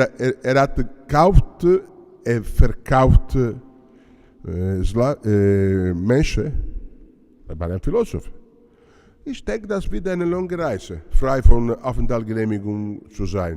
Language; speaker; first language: German; non-native, learner; Italian